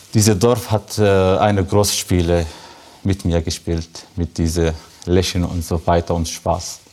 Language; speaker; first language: German; non-native, learner; Arabic